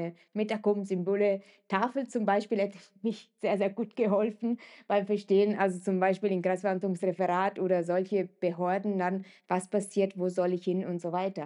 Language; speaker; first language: German; non-native, fluent; Italian